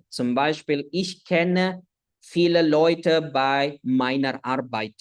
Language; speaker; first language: German; non-native, fluent; Indonesian